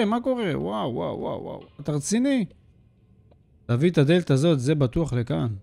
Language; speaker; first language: Hebrew; native; Hebrew